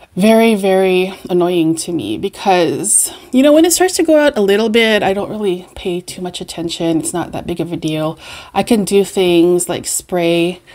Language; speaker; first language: English; native; English